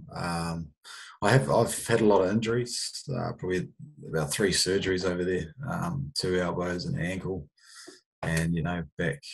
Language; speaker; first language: English; native; English